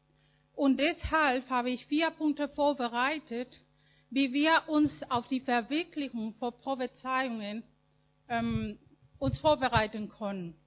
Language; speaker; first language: German; non-native, fluent; Spanish